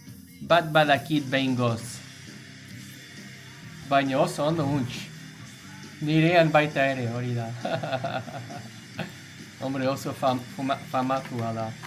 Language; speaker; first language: Basque; non-native, learner; English